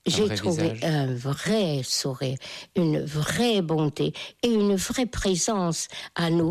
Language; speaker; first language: French; non-native, fluent; Hungarian